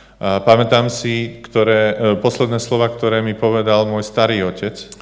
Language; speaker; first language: Slovak; native; Slovak